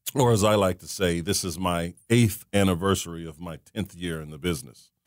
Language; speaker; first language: English; native; English